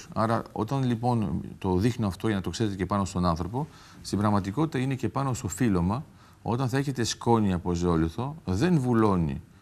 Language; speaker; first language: Greek; early bilingual, heritage; Greek